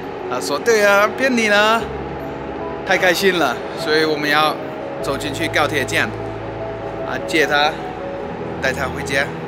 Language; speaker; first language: Chinese; non-native, fluent; English